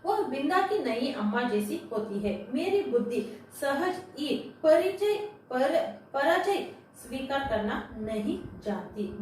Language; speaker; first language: Hindi; non-native, local second language; Kannada